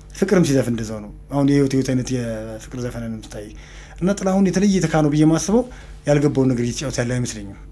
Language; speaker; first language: Amharic; native; Amharic